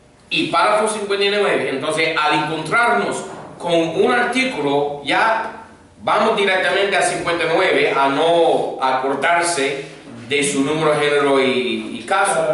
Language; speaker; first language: Spanish; non-native, fluent; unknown